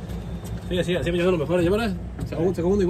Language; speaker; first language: Spanish; native; Spanish